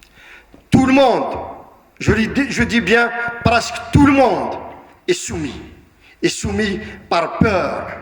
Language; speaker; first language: French; non-native, local second language; Kabyle